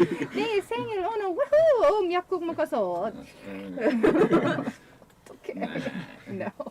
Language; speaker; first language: Korean; non-native, learner; English